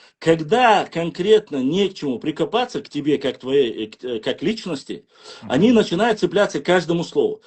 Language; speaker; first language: Russian; non-native, local second language; Ingush